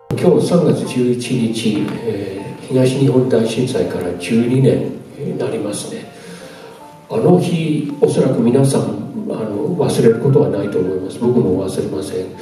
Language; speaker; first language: Japanese; non-native, fluent; English